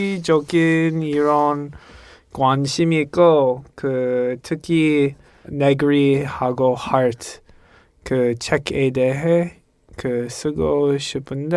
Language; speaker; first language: Korean; non-native, learner; English